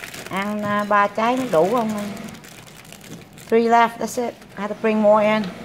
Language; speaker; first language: English; non-native, fluent; Vietnamese